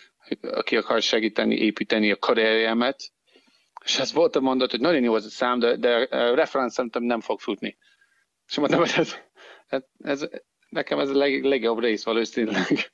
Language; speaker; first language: Hungarian; non-native, fluent; English